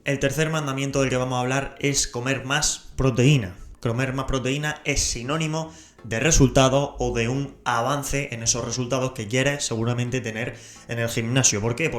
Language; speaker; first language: Spanish; native; Spanish